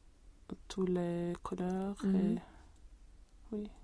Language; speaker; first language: French; non-native, learner; Swedish